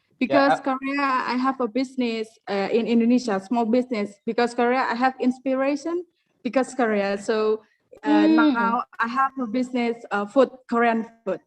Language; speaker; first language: English; non-native, learner; Indonesian